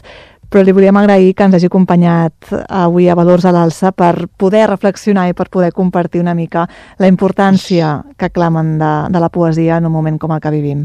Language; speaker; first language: Catalan; native; Catalan